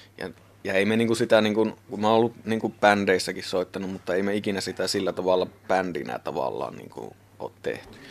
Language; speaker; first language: Finnish; native; Finnish